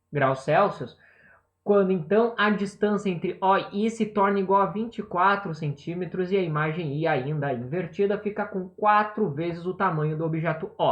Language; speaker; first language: Portuguese; native; Portuguese